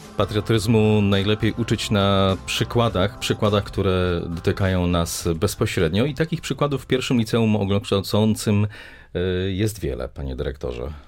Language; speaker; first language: Polish; native; Polish